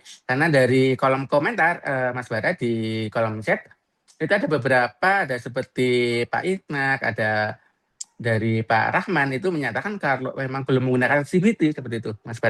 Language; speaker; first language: Indonesian; native; Indonesian